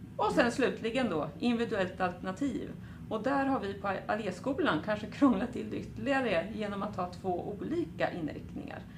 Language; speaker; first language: Swedish; native; Swedish